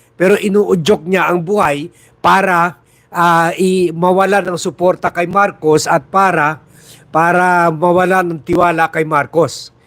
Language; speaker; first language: Filipino; non-native, local second language; Chavacano